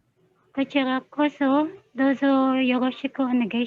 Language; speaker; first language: Japanese; non-native, learner; Filipino